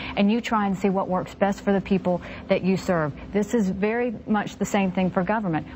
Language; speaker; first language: English; native; English